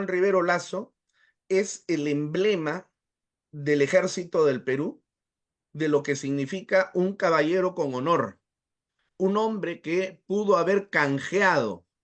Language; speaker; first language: Spanish; native; Spanish